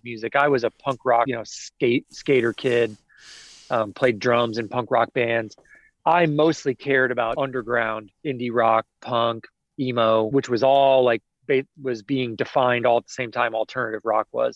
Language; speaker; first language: English; native; English